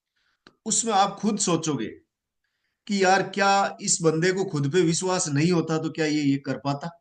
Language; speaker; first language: Hindi; native; Hindi